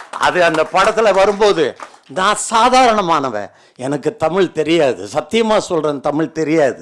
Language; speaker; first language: Tamil; native; Tamil